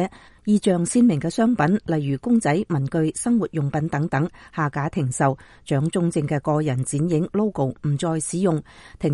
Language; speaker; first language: Chinese; native; Chinese